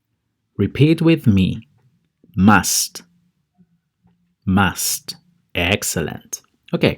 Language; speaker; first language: English; non-native, fluent; Spanish